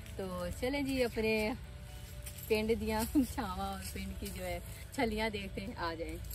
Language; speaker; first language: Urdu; non-native, local second language; Punjabi